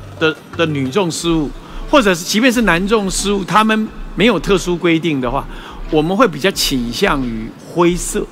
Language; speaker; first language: Chinese; native; Chinese